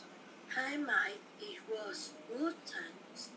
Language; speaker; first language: English; non-native, learner; Vietnamese